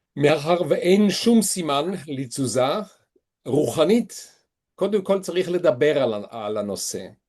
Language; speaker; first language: Hebrew; non-native, fluent; Swiss German